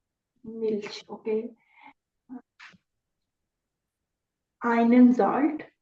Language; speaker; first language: German; non-native, learner; Urdu